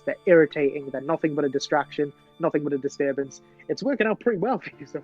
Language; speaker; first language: English; native; English